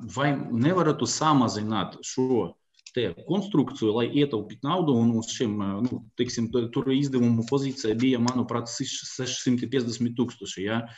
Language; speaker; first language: Latvian; non-native, local second language; Russian